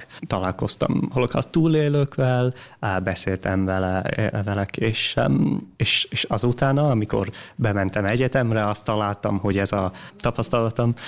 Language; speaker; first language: Hungarian; early bilingual, heritage; English